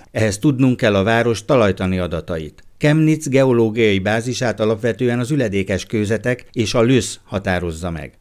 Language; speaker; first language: Hungarian; native; Hungarian